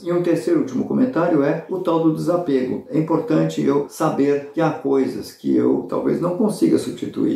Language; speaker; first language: Portuguese; native; Portuguese